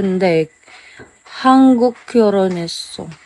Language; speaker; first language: Korean; non-native, learner; Filipino